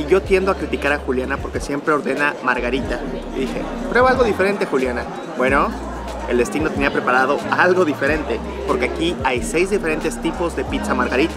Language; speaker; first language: Spanish; native; Spanish